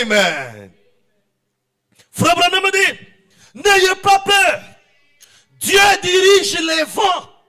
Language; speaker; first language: French; non-native, local second language; Swahili